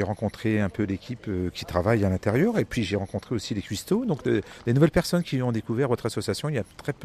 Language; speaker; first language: French; native; French